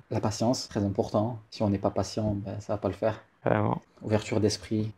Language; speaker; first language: French; native; French